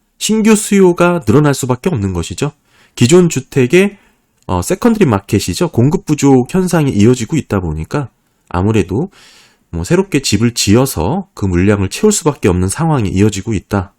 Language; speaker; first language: Korean; native; Korean